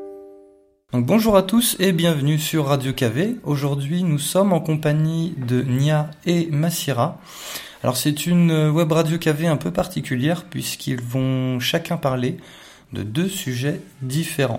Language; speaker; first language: French; native; French